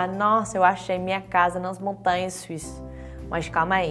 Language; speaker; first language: Portuguese; non-native, fluent; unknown